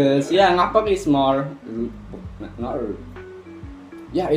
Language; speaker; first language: English; non-native, learner; Javanese